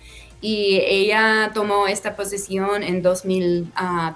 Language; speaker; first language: Spanish; non-native, fluent; English